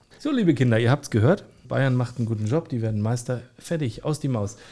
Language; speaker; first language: German; native; German